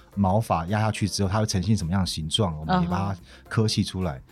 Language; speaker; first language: Chinese; native; Chinese